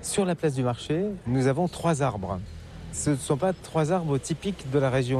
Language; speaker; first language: French; native; French